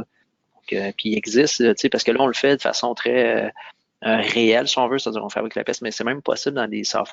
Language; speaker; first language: French; native; French